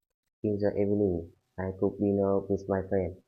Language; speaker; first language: English; non-native, learner; Vietnamese